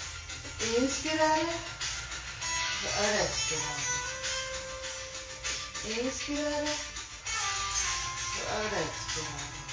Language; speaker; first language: Italian; non-native, learner; Russian